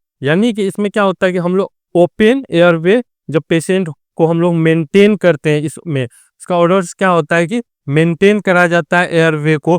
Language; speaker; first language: Hindi; native; Hindi